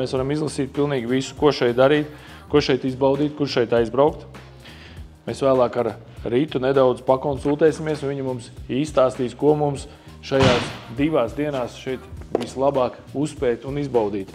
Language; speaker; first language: Latvian; native; Latvian